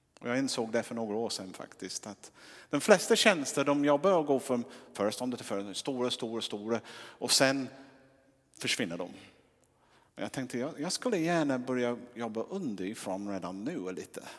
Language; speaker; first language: Swedish; non-native, fluent; English